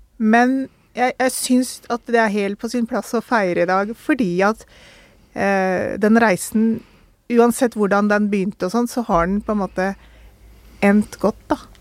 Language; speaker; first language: Norwegian; early bilingual, other home language; Urdu